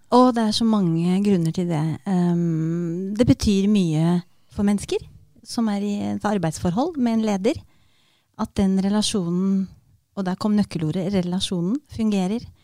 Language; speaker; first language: Norwegian; early bilingual, other home language; Romanian